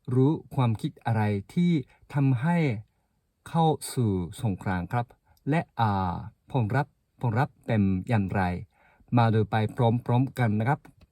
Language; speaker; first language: Thai; non-native, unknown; Japanese